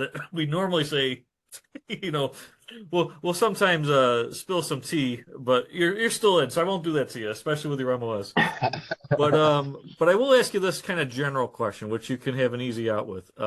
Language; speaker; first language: English; native; English